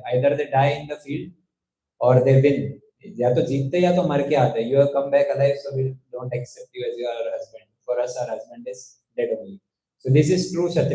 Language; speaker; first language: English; non-native, local second language; Hindi